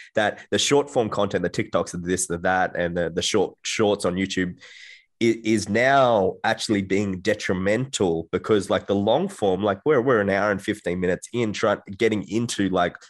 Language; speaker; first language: English; native; English